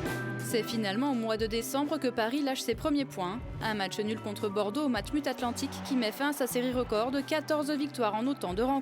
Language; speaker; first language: French; native; French